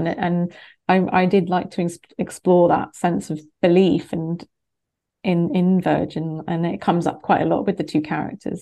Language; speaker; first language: English; native; English